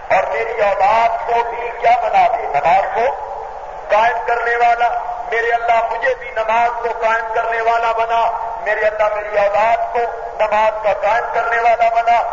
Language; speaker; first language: Urdu; non-native, local second language; Punjabi